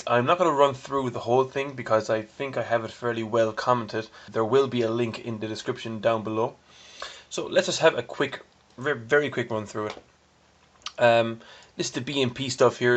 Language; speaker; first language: English; native; English